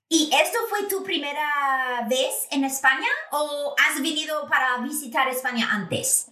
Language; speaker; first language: Spanish; non-native, fluent; English